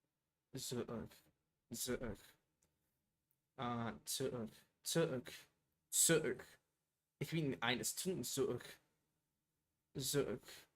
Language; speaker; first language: German; non-native, learner; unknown